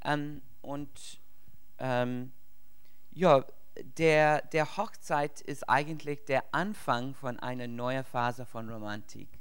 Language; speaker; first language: German; non-native, learner; English